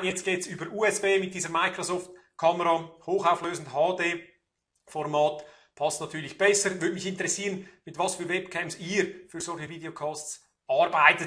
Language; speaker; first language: German; native; German